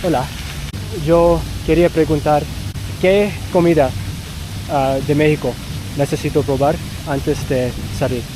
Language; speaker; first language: Spanish; non-native, learner; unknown